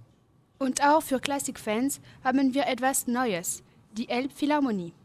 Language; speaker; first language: German; non-native, learner; French